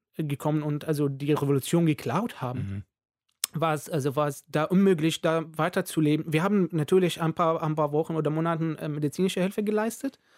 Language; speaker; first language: German; non-native, fluent; Arabic